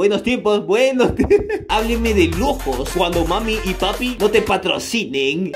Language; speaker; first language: Spanish; native; Spanish